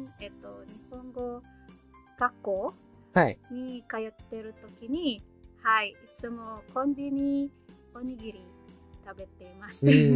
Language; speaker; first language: Japanese; non-native, learner; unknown